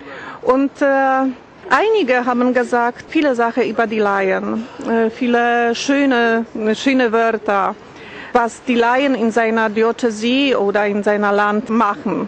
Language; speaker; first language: German; non-native, learner; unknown